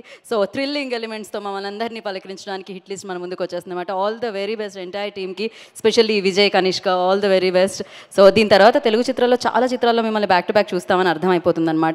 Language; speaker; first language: Telugu; native; Telugu